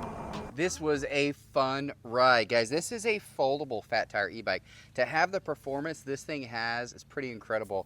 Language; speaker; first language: English; native; English